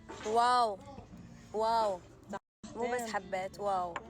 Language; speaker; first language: Arabic; native; Arabic